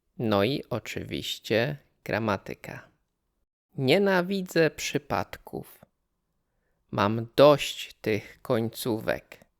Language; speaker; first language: Polish; native; Polish